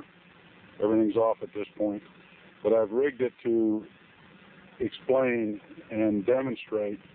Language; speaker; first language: English; native; English